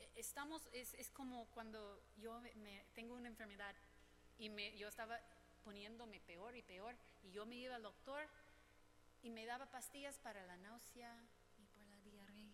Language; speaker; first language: Spanish; non-native, fluent; English